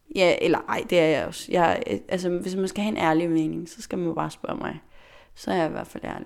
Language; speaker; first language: Danish; non-native, local second language; Faroese